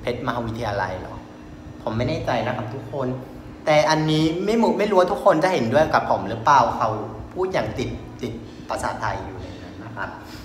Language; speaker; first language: Thai; non-native, fluent; Vietnamese